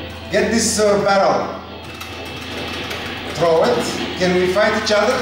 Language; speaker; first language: English; non-native, fluent; Bulgarian